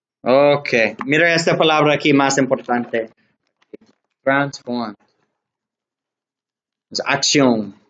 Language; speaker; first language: Spanish; non-native, learner; English